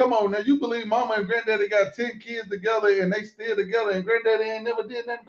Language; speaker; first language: English; native; English